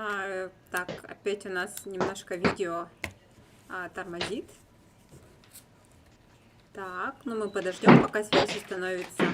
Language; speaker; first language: Russian; native; Russian